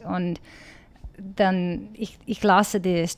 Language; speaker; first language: German; non-native, learner; English